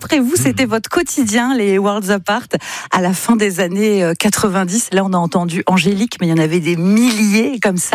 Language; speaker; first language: French; native; French